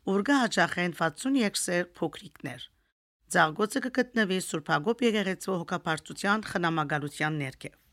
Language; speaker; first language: Armenian; early bilingual, heritage; Armenian